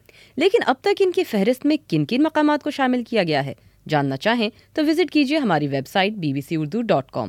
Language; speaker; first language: Urdu; native; Urdu